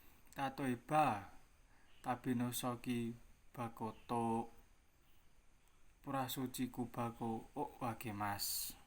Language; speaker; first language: Japanese; non-native, learner; Indonesian